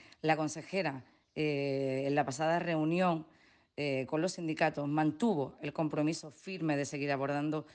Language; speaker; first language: Spanish; native; Spanish